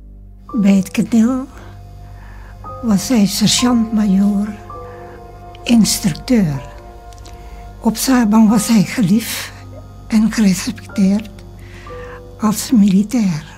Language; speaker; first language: Dutch; early bilingual, other home language; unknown